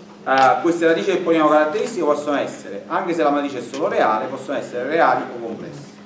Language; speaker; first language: Italian; native; Italian